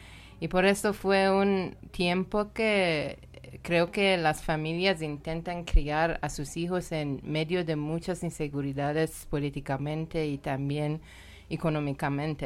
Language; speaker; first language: Spanish; non-native, learner; Persian